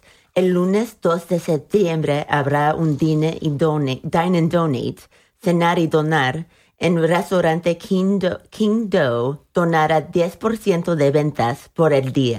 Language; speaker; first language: Spanish; early bilingual, heritage; Spanish